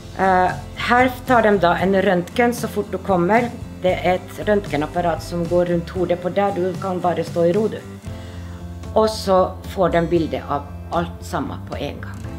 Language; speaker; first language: Norwegian; non-native, fluent; Finnish